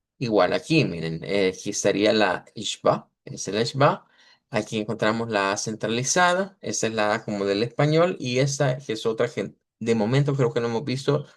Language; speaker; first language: Spanish; native; Spanish